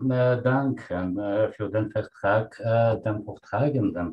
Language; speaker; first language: German; non-native, fluent; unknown